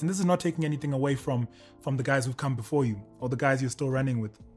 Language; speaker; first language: English; native; English